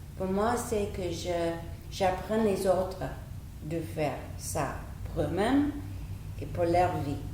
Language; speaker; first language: French; non-native, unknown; English